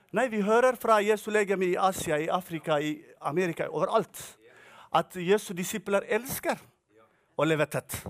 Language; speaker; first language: Norwegian; non-native, fluent; Tigrinya